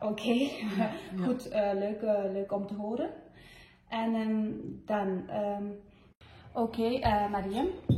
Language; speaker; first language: Dutch; non-native, fluent; Tibetan